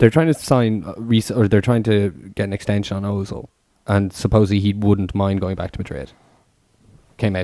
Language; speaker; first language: English; native; English